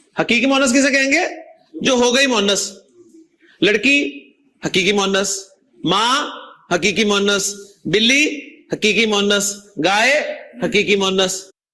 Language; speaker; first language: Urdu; native; Urdu